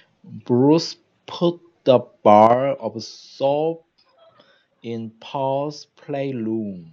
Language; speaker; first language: English; non-native, learner; Korean